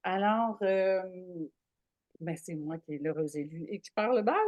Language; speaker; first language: French; native; French